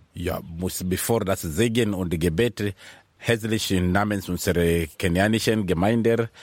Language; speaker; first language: German; non-native, learner; Swahili